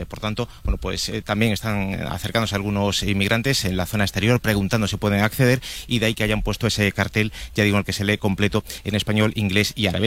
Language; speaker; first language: Spanish; native; Spanish